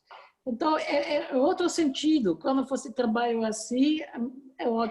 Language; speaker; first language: Portuguese; non-native, fluent; Dutch